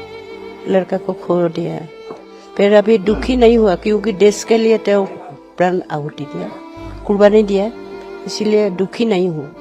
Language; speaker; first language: Hindi; non-native, local second language; Assamese